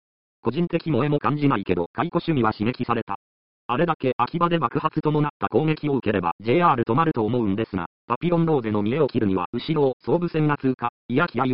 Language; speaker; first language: Japanese; native; Japanese